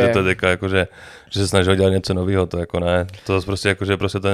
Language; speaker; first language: Czech; native; Czech